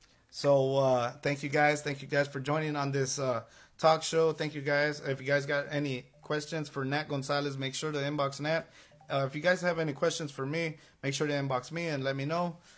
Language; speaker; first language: English; early bilingual, other home language; Spanish